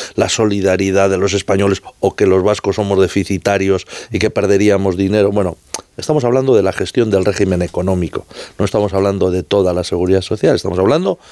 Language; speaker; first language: Spanish; native; Spanish